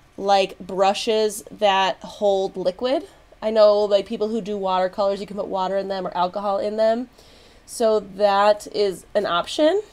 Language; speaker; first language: English; native; English